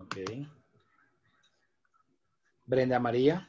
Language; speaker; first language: Spanish; native; Spanish